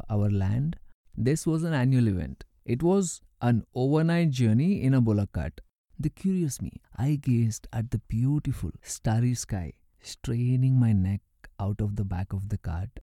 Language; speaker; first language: English; non-native, local second language; Urdu